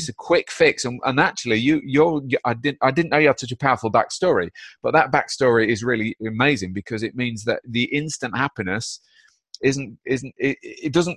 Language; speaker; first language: English; native; English